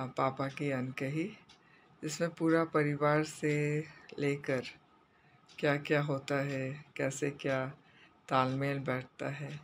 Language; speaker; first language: Hindi; native; Hindi